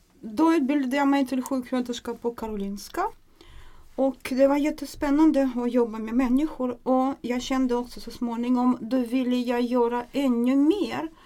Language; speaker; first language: Swedish; non-native, fluent; Russian